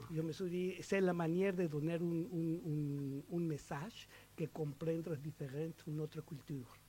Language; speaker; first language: French; non-native, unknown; Spanish